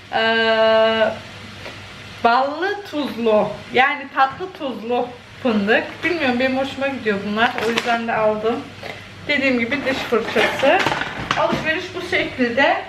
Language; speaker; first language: Turkish; native; Turkish